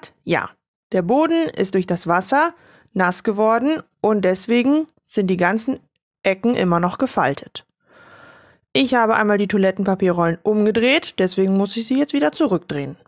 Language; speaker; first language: German; native; German